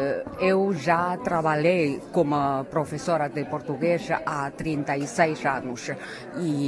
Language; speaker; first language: Portuguese; non-native, fluent; Chinese